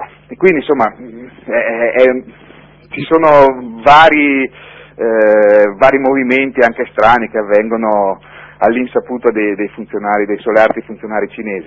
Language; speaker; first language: Italian; native; Italian